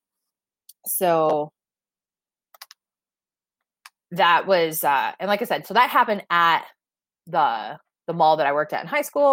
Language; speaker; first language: English; native; English